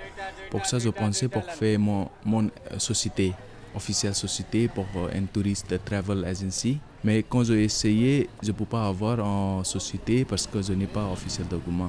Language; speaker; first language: French; non-native, learner; Nepali